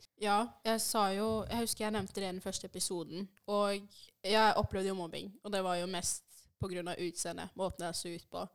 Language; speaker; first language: Norwegian; early bilingual, other home language; Swahili